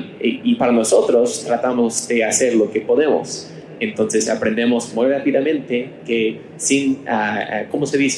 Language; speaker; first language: Spanish; non-native, learner; English